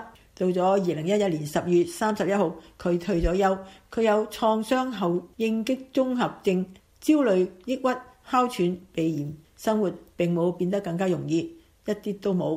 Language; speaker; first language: Chinese; non-native, local second language; Cantonese